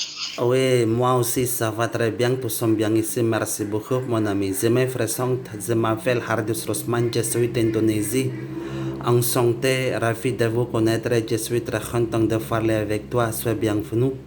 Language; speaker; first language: French; non-native, learner; Indonesian